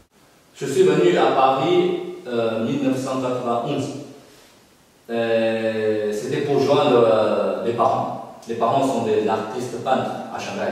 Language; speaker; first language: French; non-native, fluent; Chinese